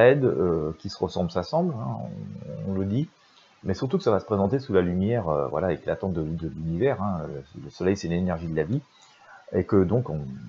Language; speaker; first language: French; native; French